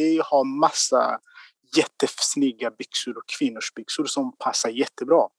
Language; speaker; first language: Swedish; non-native, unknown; Kinyarwanda